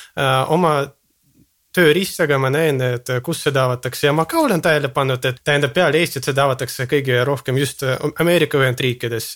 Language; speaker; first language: Estonian; non-native, local second language; Russian